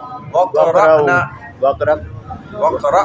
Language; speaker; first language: Arabic; non-native, fluent; Urdu